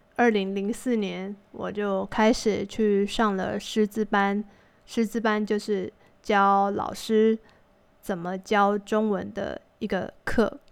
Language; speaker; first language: Chinese; native; Chinese